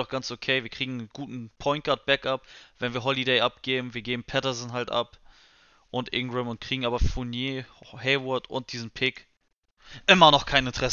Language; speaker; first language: German; native; German